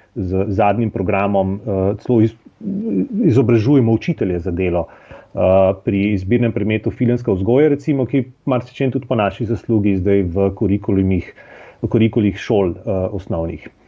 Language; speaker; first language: Slovenian; native; Slovenian